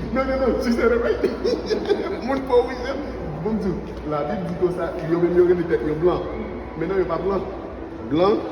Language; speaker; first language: French; non-native, local second language; Haitian Creole